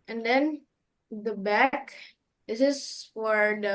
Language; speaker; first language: English; non-native, learner; Indonesian